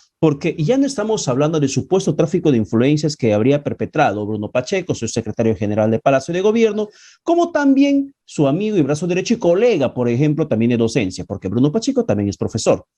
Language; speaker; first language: Spanish; native; Spanish